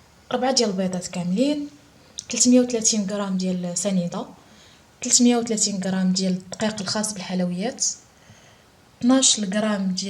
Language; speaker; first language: Arabic; native; Arabic